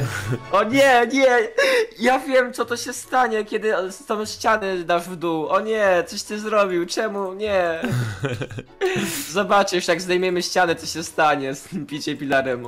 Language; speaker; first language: Polish; native; Polish